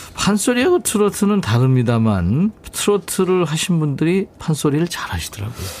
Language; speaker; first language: Korean; native; Korean